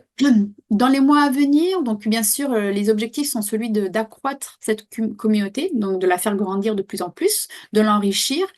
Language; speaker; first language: French; native; French